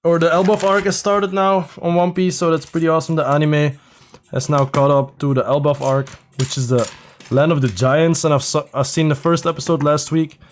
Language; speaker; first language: English; non-native, fluent; Dutch